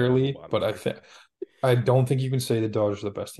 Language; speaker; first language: English; native; English